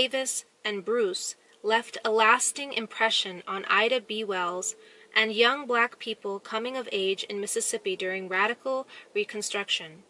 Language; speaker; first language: English; native; English